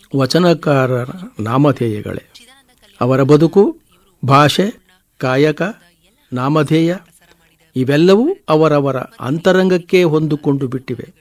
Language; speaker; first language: Kannada; native; Kannada